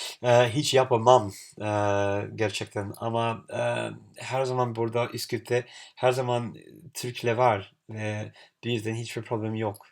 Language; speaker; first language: Turkish; non-native, learner; English